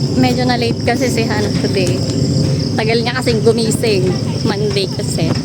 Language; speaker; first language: Filipino; native; Filipino